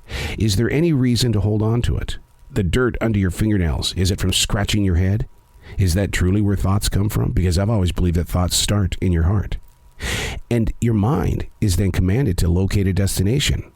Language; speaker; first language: English; native; English